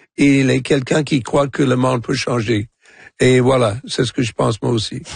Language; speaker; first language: French; non-native, local second language; English